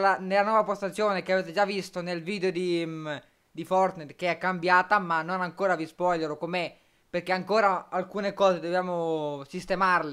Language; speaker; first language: Italian; native; Italian